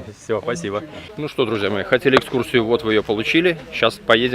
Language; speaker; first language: Russian; native; Russian